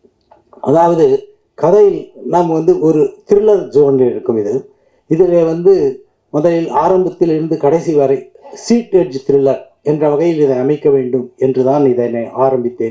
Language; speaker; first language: Tamil; native; Tamil